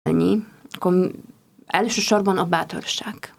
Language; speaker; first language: Hungarian; non-native, fluent; Polish